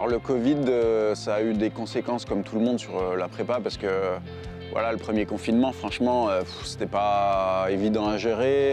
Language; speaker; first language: French; native; French